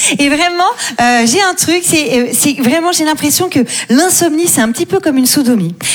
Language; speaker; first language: French; native; French